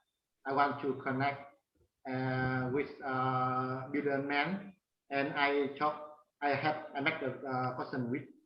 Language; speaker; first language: English; non-native, learner; Vietnamese